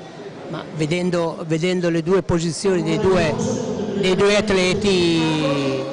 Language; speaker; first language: Italian; native; Italian